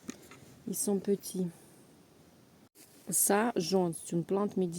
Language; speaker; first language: French; non-native, learner; Russian